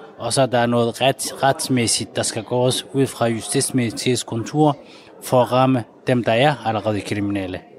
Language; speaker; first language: Danish; non-native, fluent; Somali